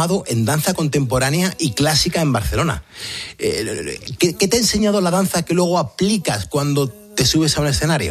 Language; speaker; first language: Spanish; native; Spanish